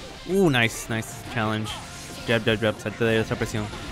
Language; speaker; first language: Spanish; early bilingual, heritage; Spanish